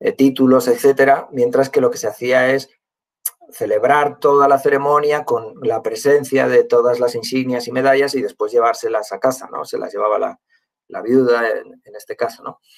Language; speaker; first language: Spanish; native; Spanish